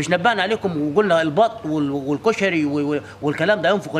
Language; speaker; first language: Arabic; native; Arabic